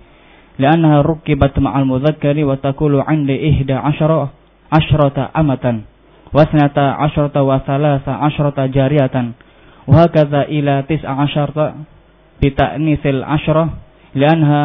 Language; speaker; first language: Arabic; non-native, fluent; Indonesian